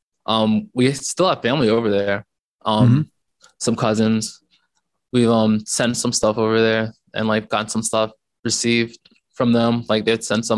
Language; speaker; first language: English; native; English